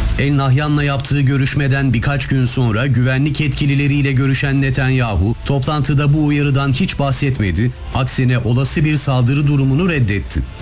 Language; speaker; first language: Turkish; native; Turkish